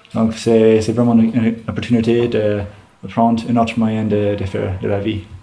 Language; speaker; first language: French; non-native, learner; English